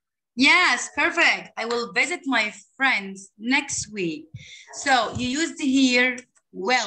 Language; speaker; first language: English; non-native, fluent; Arabic